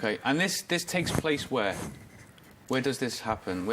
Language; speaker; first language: English; native; English